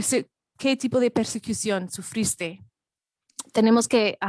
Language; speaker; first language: Spanish; non-native, fluent; English